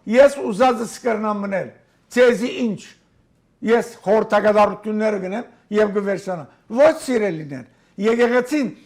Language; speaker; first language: Armenian; early bilingual, heritage; Armenian